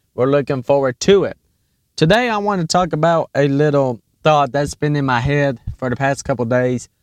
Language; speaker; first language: English; native; English